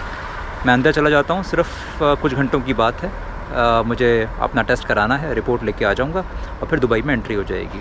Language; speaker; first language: Hindi; native; Hindi